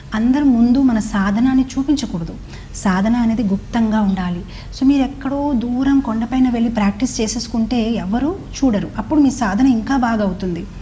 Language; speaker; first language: Telugu; non-native, fluent; Hindi